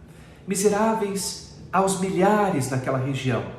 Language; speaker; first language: Portuguese; native; Portuguese